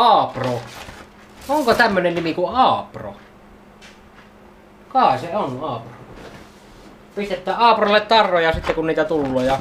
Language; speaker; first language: Finnish; native; Finnish